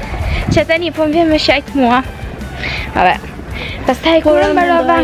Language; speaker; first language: Albanian; early bilingual, heritage; Albanian